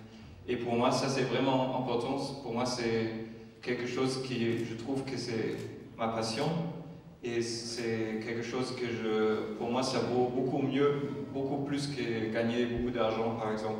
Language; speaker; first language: French; non-native, fluent; German